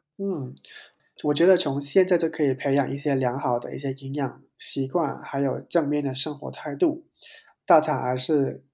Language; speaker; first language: Chinese; non-native, local second language; Cantonese